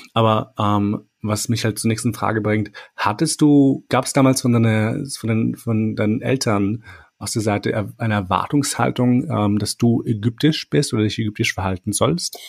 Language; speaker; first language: German; early bilingual, other home language; Albanian